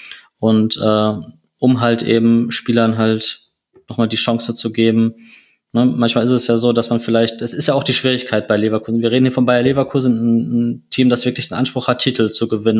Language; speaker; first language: German; native; German